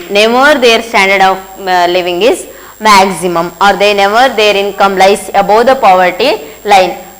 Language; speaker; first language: English; non-native, local second language; Kannada